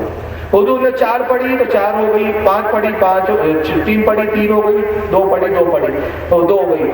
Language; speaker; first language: Urdu; native; Urdu